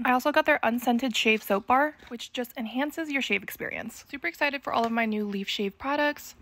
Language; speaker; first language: English; native; English